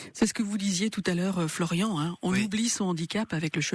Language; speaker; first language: French; native; French